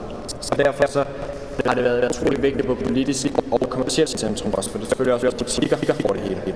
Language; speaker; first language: Danish; native; Danish